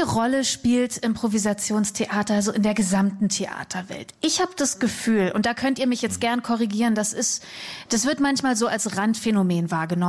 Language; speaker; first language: German; native; German